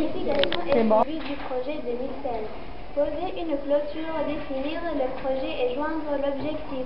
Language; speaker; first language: French; non-native, learner; Arabic